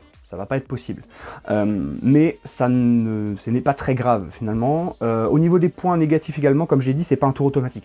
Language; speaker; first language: French; native; French